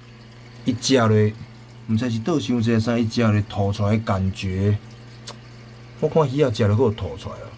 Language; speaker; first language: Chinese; non-native, local second language; Min Nan Chinese